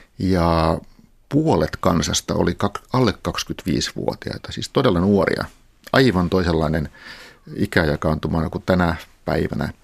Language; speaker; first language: Finnish; native; Finnish